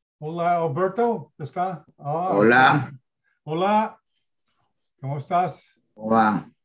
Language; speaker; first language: Spanish; non-native, fluent; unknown